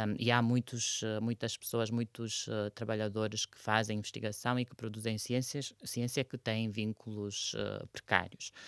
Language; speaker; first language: Portuguese; non-native, fluent; Romanian